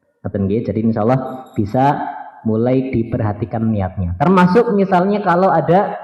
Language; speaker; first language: Indonesian; native; Indonesian